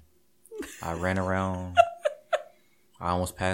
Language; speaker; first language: English; native; English